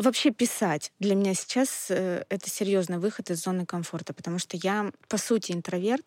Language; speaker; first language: Russian; native; Russian